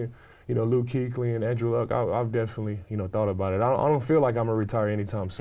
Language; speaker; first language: English; native; English